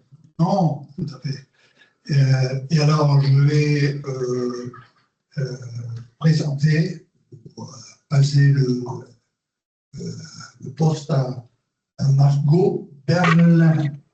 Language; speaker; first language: French; non-native, fluent; Spanish